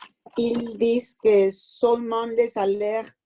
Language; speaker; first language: French; non-native, learner; Spanish